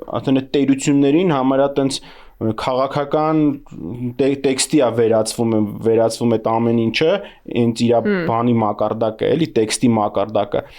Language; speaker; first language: Armenian; native; Armenian